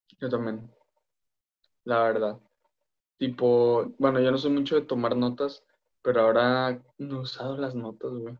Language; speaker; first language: Spanish; native; Spanish